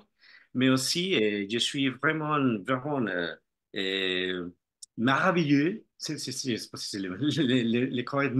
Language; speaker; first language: French; non-native, fluent; Spanish